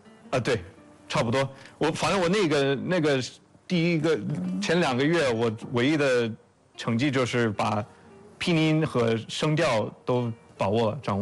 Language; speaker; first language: Chinese; non-native, fluent; English